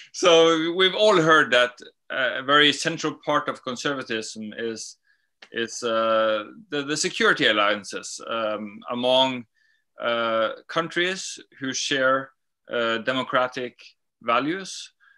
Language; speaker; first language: English; non-native, fluent; Norwegian